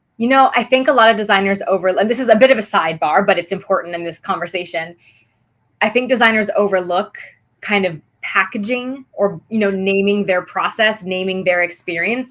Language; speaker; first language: English; native; English